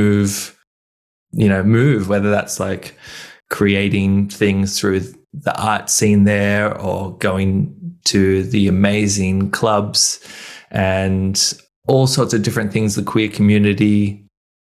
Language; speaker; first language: English; native; English